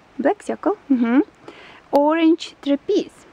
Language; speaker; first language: English; non-native, learner; Russian